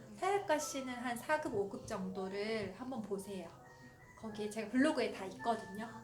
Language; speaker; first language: Korean; native; Korean